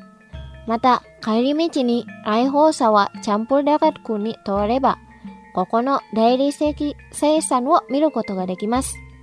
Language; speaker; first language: Japanese; non-native, fluent; Indonesian